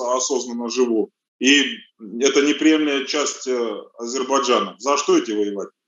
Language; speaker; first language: Russian; early bilingual, other home language; Armenian